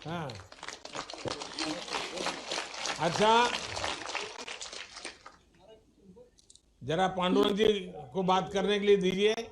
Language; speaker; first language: Hindi; non-native, local second language; Gujarati